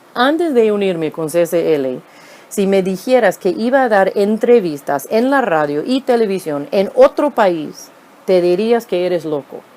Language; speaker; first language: Spanish; non-native, fluent; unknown